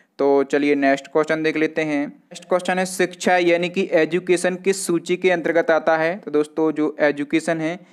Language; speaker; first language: Hindi; native; Hindi